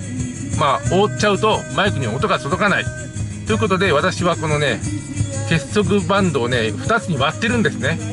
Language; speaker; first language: Japanese; native; Japanese